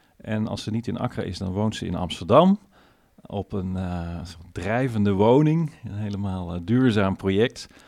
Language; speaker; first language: Dutch; native; Dutch